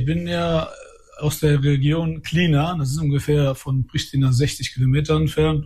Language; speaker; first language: German; early bilingual, other home language; Albanian